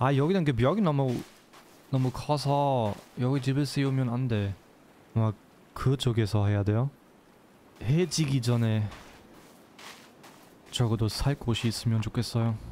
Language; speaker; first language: Korean; non-native, learner; German